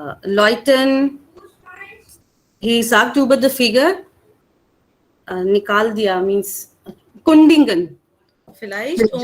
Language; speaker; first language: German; non-native, learner; Hindi